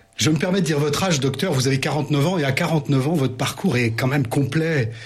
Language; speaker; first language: French; native; French